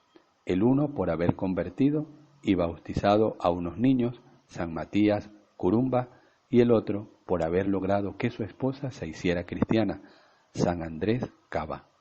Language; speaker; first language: Spanish; native; Spanish